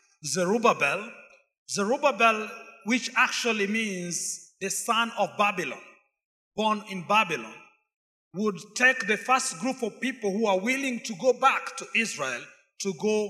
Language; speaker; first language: English; non-native, fluent; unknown